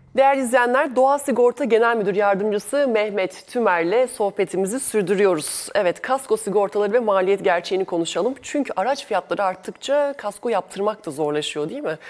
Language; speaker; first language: Turkish; native; Turkish